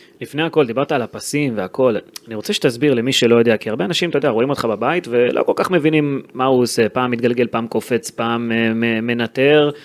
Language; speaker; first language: Hebrew; native; Hebrew